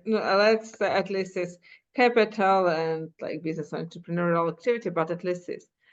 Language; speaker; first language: English; non-native, fluent; Ukrainian